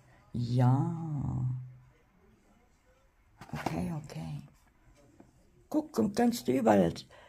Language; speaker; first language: German; non-native, fluent; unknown